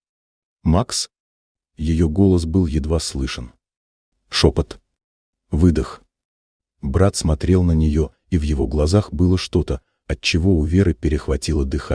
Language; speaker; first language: Russian; native; Russian